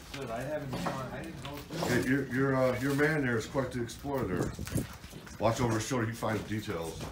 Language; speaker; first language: English; native; English